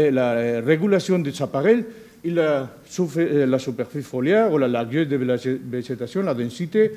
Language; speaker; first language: French; non-native, learner; Spanish